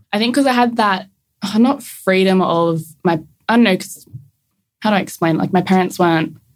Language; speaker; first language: English; native; English